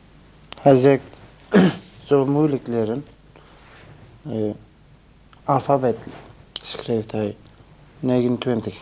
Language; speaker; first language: Dutch; non-native, learner; Turkish